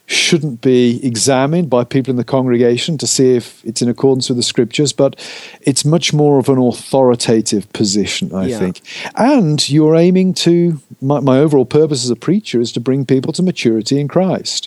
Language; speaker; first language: English; native; English